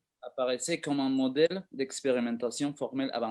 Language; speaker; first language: French; non-native, fluent; Spanish